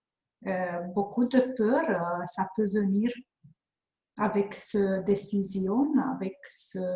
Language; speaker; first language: French; non-native, learner; Hungarian